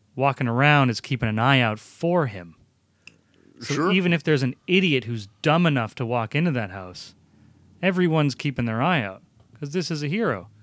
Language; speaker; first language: English; early bilingual, other home language; Italian